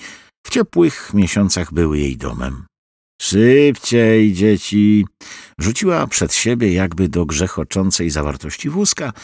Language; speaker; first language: Polish; native; Polish